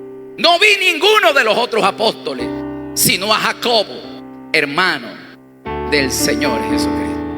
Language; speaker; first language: Spanish; native; Spanish